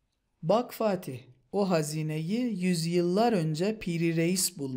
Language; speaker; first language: Turkish; non-native, fluent; Persian